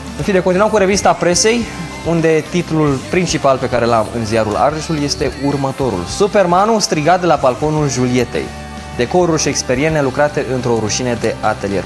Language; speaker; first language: Romanian; native; Romanian